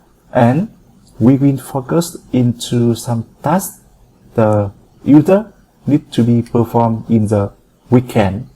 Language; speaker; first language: English; non-native, fluent; Vietnamese